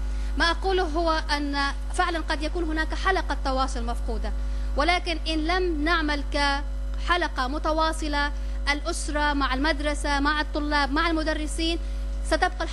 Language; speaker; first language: Arabic; native; Arabic